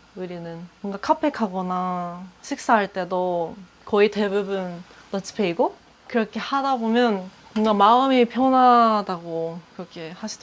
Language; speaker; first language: Korean; non-native, fluent; Japanese